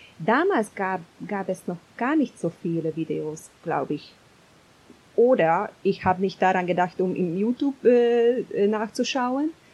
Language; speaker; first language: German; non-native, fluent; Hungarian